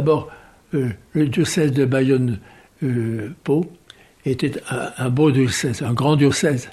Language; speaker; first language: French; native; French